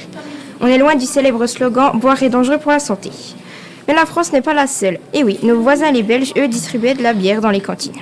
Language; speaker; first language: French; native; French